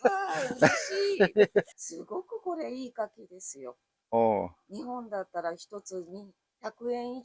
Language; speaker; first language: Japanese; native; Japanese